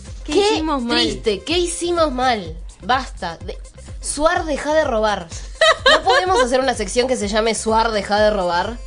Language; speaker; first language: Spanish; native; Spanish